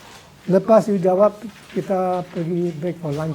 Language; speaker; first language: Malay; non-native, local second language; Cantonese